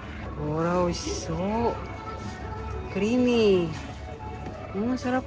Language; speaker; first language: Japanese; non-native, learner; Filipino